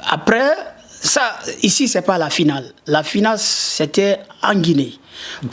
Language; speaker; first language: French; non-native, local second language; Susu